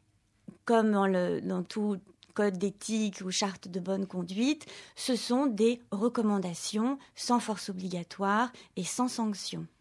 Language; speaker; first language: French; native; French